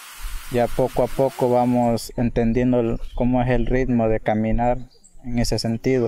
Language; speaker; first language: Spanish; non-native, local second language; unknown